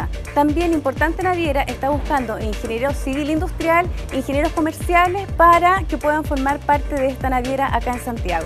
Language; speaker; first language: Spanish; native; Spanish